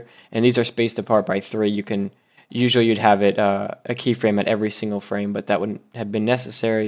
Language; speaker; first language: English; native; English